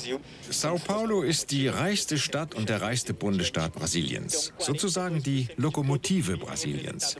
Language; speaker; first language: German; non-native, fluent; Portuguese